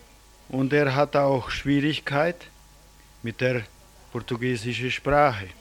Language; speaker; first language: German; early bilingual, heritage; German